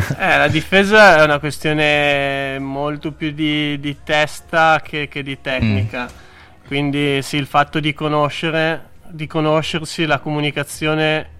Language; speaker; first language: Italian; native; Italian